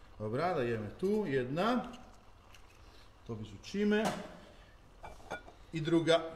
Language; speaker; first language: Polish; non-native, learner; Italian